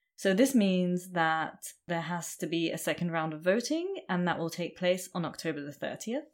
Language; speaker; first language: English; native; English